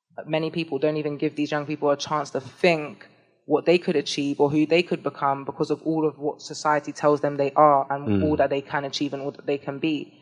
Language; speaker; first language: English; native; English